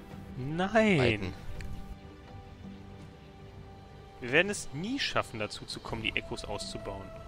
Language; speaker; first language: German; native; German